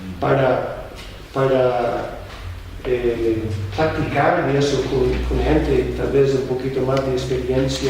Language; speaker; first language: Spanish; non-native, fluent; English